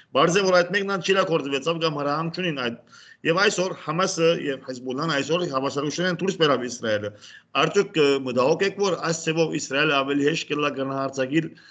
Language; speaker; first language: Armenian; native; Armenian